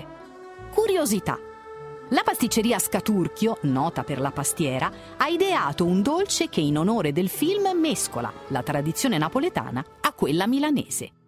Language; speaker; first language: Italian; native; Italian